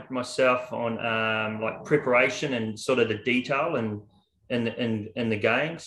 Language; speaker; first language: English; native; English